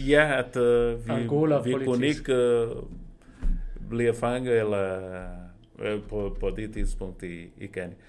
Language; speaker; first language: Danish; non-native, fluent; Portuguese